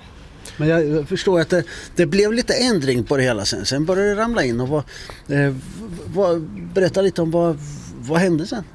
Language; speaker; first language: Swedish; native; Swedish